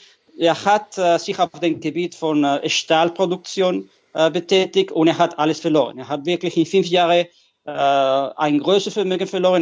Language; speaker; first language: German; non-native, fluent; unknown